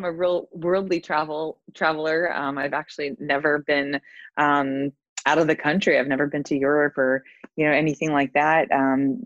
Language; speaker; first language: English; native; English